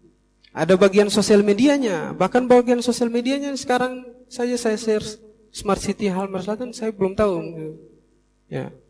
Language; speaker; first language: Indonesian; native; Indonesian